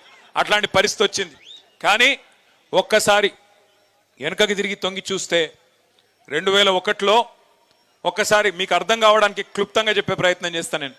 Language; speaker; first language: Telugu; native; Telugu